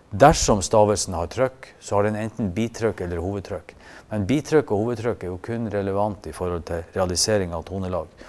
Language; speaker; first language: Norwegian; native; Norwegian